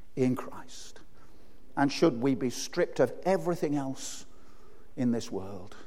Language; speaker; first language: English; native; English